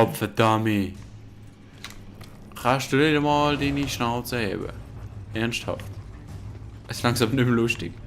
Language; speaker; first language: German; native; German